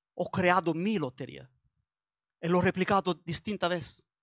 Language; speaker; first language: Spanish; non-native, learner; Italian